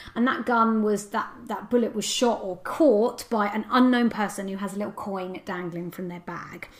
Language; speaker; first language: English; native; English